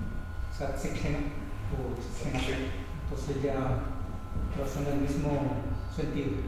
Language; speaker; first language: Spanish; non-native, local second language; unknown